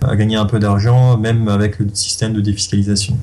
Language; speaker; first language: French; native; French